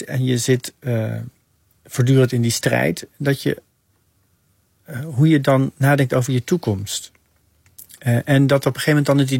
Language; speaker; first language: Dutch; native; Dutch